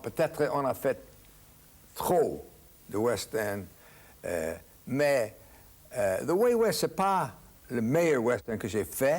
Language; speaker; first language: French; non-native, fluent; English